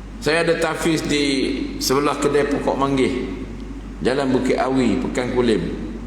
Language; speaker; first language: Malay; native; Malay